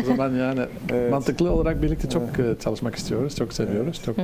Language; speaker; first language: Turkish; non-native, learner; Dutch